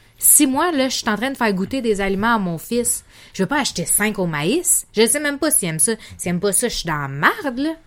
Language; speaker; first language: French; native; French